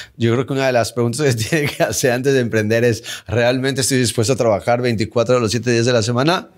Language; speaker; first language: Spanish; native; Spanish